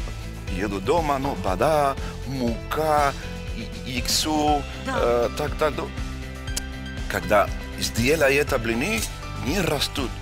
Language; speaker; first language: Russian; non-native, learner; Spanish